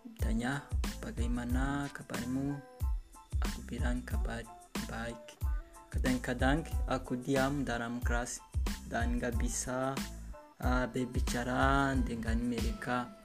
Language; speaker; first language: Indonesian; non-native, learner; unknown